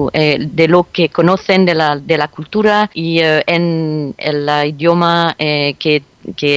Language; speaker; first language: Spanish; non-native, fluent; French